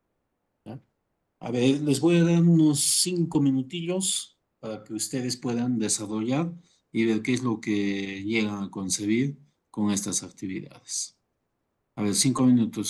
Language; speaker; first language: Spanish; native; Spanish